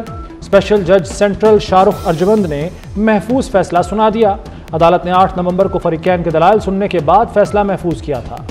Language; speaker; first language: Urdu; native; Urdu